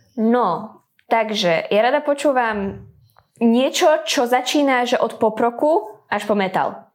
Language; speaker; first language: Slovak; non-native, local second language; Hungarian